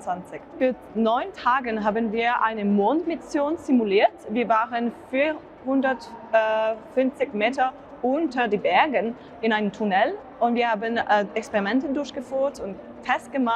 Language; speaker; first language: German; non-native, learner; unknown